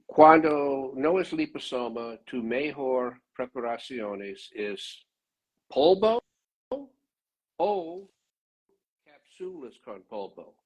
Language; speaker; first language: Spanish; non-native, learner; English